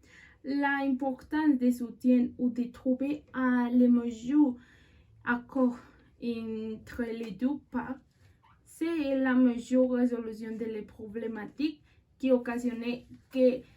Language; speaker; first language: French; non-native, learner; Spanish